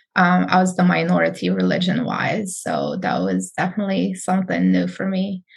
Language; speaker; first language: English; non-native, fluent; Arabic